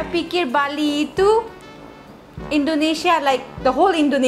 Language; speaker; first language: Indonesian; non-native, fluent; Manipuri